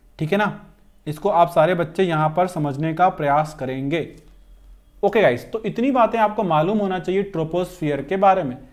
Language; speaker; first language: Hindi; native; Hindi